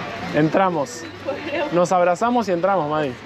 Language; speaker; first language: Spanish; native; Spanish